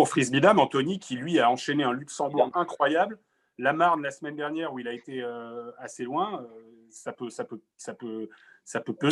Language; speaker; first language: French; native; French